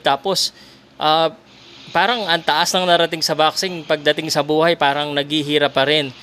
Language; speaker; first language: Filipino; native; Filipino